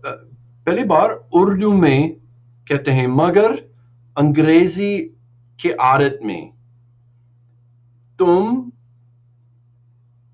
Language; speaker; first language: Hindi; non-native, learner; English